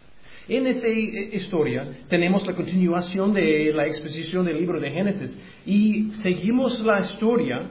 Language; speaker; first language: Spanish; non-native, learner; English